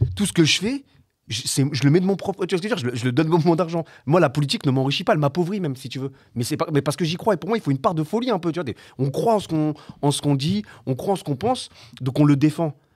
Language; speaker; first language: French; native; French